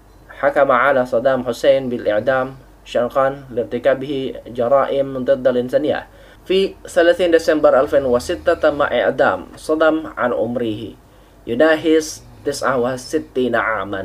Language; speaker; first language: Arabic; non-native, fluent; Indonesian